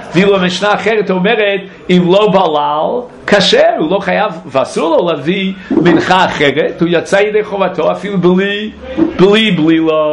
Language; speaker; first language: Hebrew; non-native, fluent; English